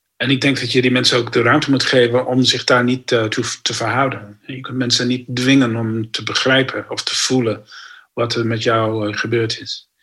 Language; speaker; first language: Dutch; non-native, fluent; English